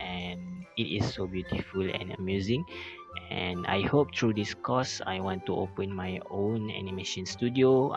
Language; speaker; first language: English; non-native, local second language; Malay